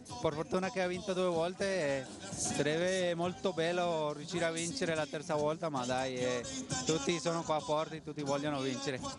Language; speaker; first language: Italian; non-native, fluent; Spanish